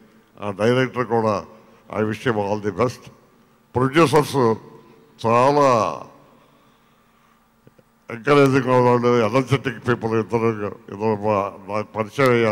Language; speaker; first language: Telugu; native; Telugu